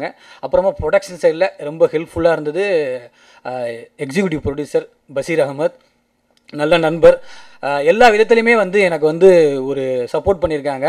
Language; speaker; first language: Tamil; native; Tamil